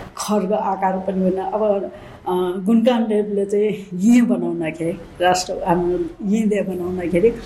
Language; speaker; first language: Nepali; non-native, local second language; Newari